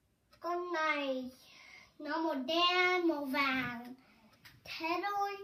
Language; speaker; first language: Vietnamese; early bilingual, heritage; Vietnamese